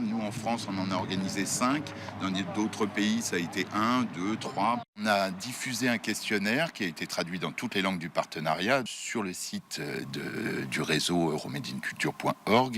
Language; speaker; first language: French; native; French